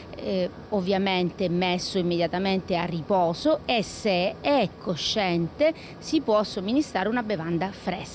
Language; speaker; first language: Italian; native; Italian